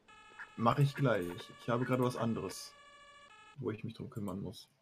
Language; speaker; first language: German; native; German